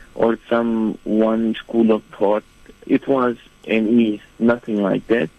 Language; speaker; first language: English; non-native, fluent; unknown